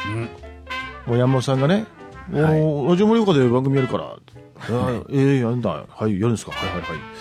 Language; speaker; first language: Japanese; native; Japanese